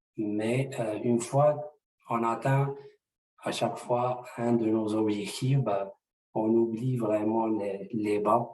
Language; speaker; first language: French; non-native, local second language; Arabic